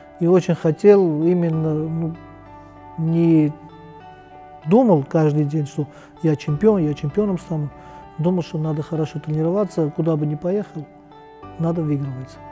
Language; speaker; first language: Russian; non-native, local second language; Armenian